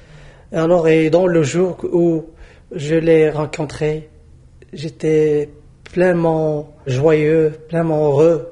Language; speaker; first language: French; non-native, local second language; Arabic